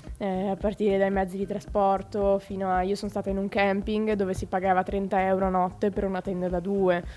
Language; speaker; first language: Italian; native; Italian